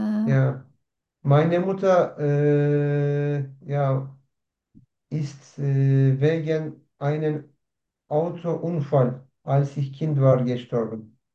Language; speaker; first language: German; non-native, learner; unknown